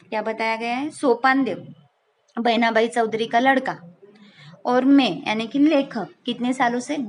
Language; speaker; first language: Hindi; non-native, local second language; Marathi